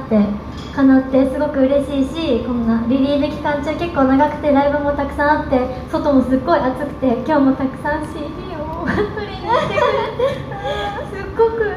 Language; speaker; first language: Japanese; native; Japanese